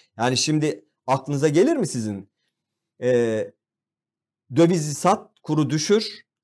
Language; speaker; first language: Turkish; native; Turkish